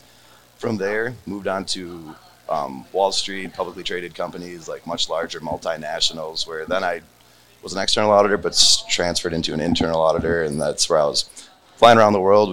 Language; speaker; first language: English; native; English